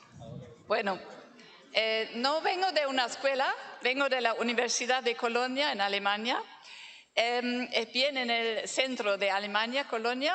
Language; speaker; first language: Spanish; non-native, fluent; German